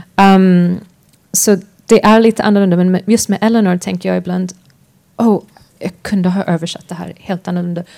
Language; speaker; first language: Swedish; non-native, fluent; English